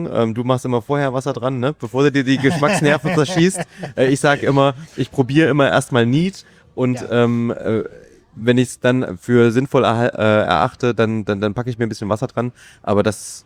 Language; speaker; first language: German; native; German